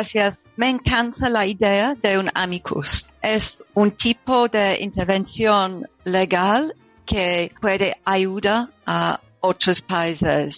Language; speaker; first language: Spanish; non-native, learner; English